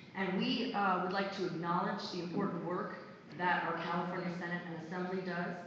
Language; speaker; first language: English; native; English